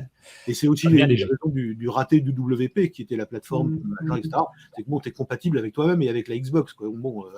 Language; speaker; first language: French; native; French